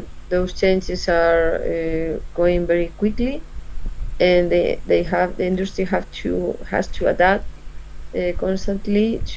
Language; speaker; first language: English; non-native, learner; Spanish